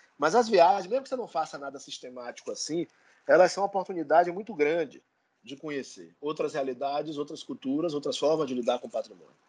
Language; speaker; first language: Portuguese; native; Portuguese